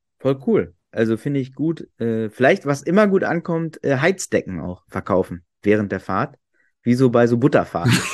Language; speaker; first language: German; native; German